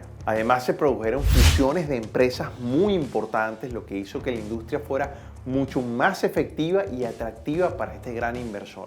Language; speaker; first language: Spanish; native; Spanish